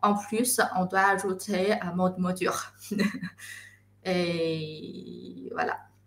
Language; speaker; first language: French; non-native, fluent; Chinese